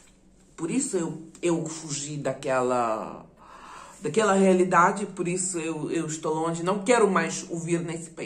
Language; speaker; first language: Portuguese; non-native, fluent; Ukrainian